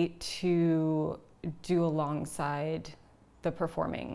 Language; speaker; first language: English; native; English